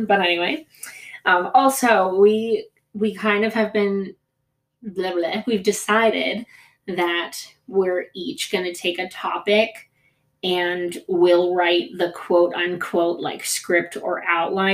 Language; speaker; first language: English; early bilingual, other home language; Greek